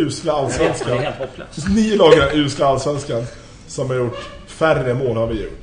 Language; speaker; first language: Swedish; native; Swedish